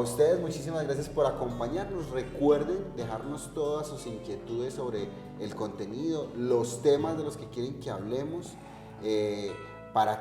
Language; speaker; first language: Spanish; native; Spanish